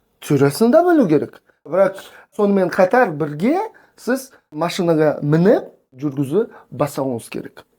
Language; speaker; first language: Kazakh; non-native, local second language; Russian